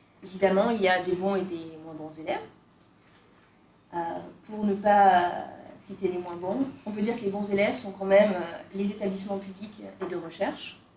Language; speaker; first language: French; native; French